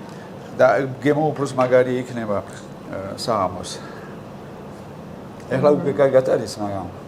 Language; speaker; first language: Georgian; non-native, learner; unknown